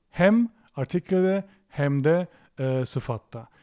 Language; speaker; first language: Turkish; non-native, fluent; German